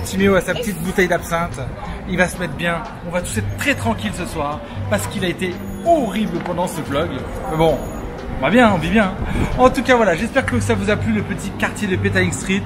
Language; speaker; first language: French; native; French